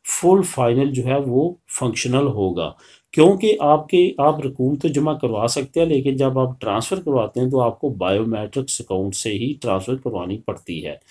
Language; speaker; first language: Urdu; native; Urdu